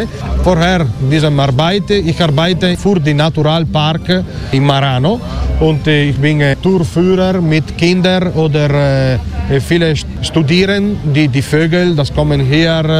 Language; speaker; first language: German; non-native, learner; Italian